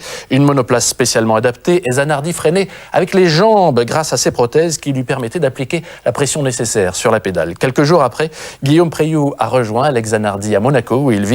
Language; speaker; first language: French; native; French